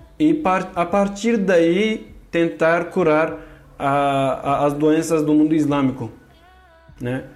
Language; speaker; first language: Portuguese; non-native, fluent; Kurdish